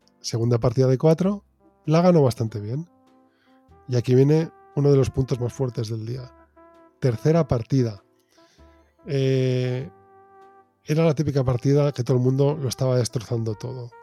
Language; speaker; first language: Spanish; native; Spanish